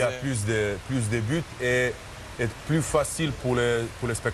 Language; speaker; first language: French; non-native, fluent; Serbian